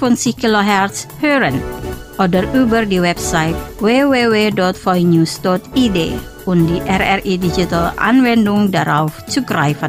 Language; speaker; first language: German; non-native, fluent; Indonesian